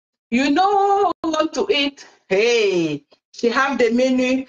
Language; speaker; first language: English; non-native, local second language; French